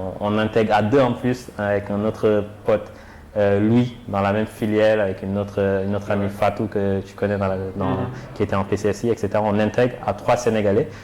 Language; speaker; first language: French; non-native, local second language; Wolof